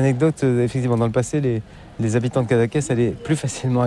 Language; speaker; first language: French; native; French